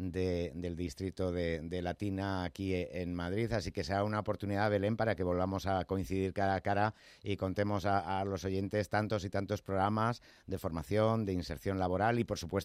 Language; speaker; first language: Spanish; native; Spanish